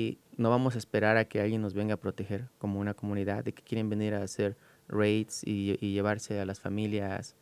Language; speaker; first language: Spanish; native; Spanish